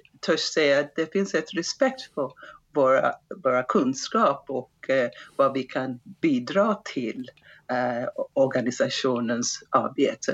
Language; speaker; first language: Swedish; non-native, fluent; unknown